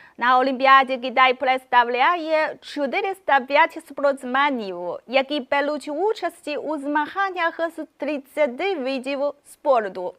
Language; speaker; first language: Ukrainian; non-native, fluent; Chinese